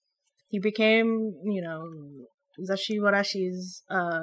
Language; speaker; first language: English; non-native, local second language; Filipino